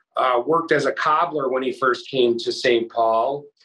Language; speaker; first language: English; native; English